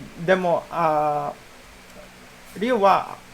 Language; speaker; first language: Japanese; non-native, learner; Filipino